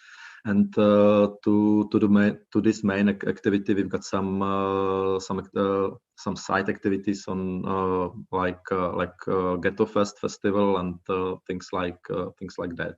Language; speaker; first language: English; non-native, fluent; Czech